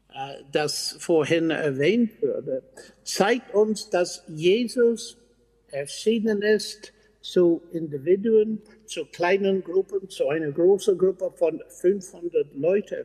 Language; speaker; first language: German; non-native, fluent; English